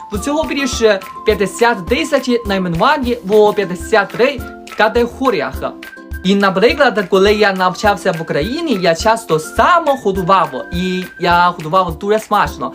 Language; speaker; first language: Ukrainian; non-native, learner; Chinese